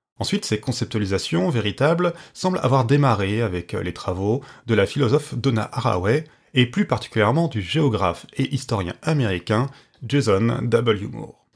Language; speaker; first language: French; native; French